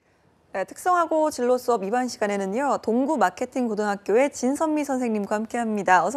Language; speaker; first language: Korean; native; Korean